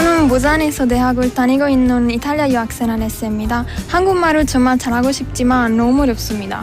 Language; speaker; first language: Korean; non-native, learner; Italian